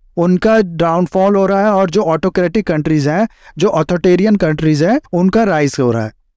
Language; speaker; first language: Hindi; native; Hindi